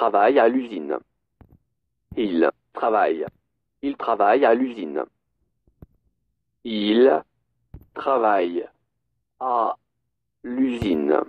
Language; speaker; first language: French; non-native, learner; English